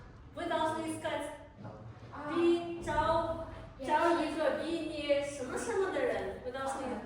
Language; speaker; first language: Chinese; non-native, fluent; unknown